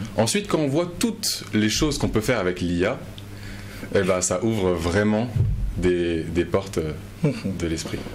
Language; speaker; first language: French; non-native, local second language; Mossi